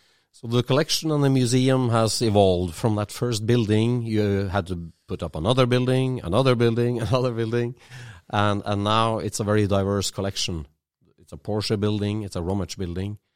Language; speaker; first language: English; non-native, fluent; Norwegian